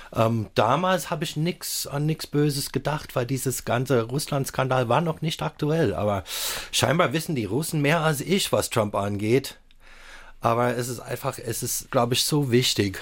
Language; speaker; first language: German; non-native, fluent; English